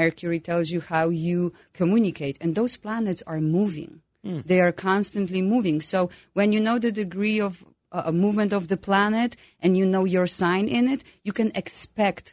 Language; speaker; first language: English; non-native, fluent; Polish